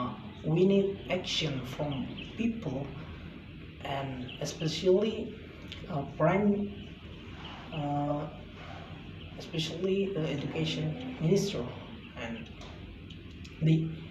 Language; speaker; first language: English; non-native, learner; Indonesian